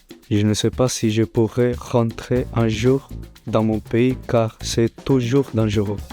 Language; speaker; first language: French; non-native, learner; Spanish